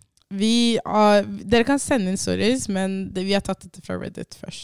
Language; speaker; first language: Norwegian; native; Norwegian